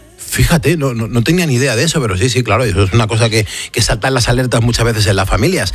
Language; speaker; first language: Spanish; native; Spanish